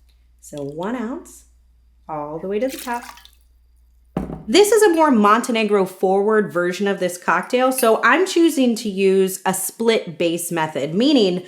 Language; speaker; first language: English; native; English